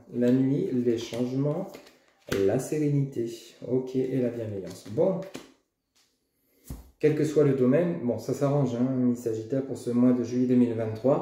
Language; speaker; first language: French; native; French